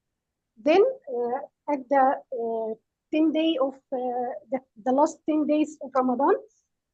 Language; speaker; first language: English; non-native, fluent; Arabic